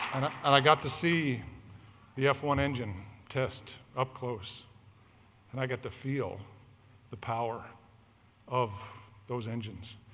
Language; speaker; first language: English; native; English